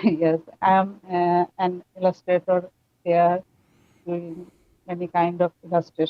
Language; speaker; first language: English; non-native, learner; Bangla